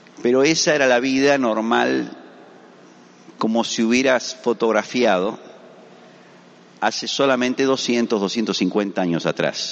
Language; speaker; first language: Spanish; native; Spanish